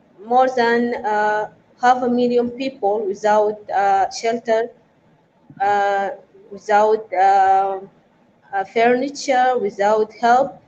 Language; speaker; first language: English; non-native, fluent; Arabic